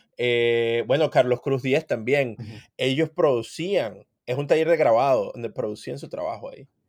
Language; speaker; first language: Spanish; native; Spanish